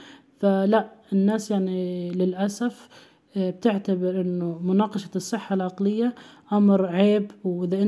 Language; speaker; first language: Arabic; native; Arabic